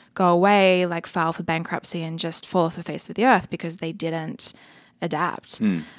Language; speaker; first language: English; native; English